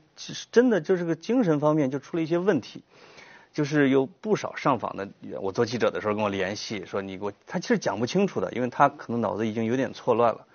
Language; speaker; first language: Chinese; native; Chinese